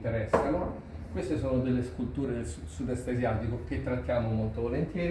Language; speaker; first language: Italian; native; Italian